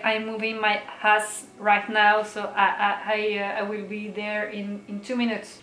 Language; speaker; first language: English; non-native, learner; French